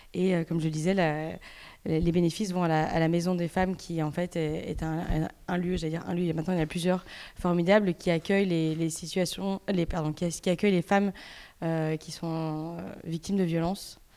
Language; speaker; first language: French; native; French